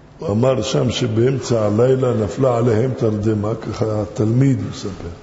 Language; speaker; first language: Hebrew; non-native, fluent; Arabic